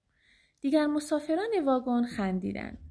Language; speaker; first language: Persian; native; Persian